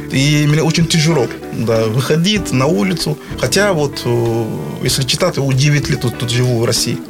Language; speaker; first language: Russian; non-native, fluent; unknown